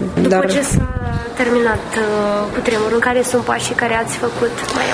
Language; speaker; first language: Romanian; native; Romanian